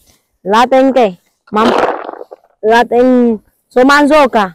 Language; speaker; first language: Portuguese; non-native, learner; Vietnamese